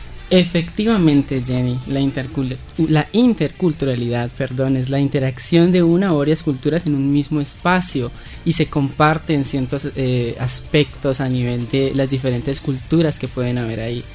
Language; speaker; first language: Spanish; native; Spanish